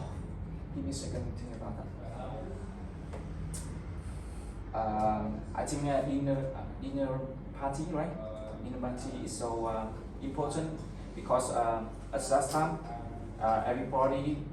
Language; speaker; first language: English; non-native, learner; Vietnamese